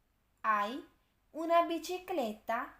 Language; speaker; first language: Italian; non-native, fluent; Urdu